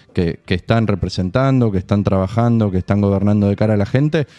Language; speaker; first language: Spanish; native; Spanish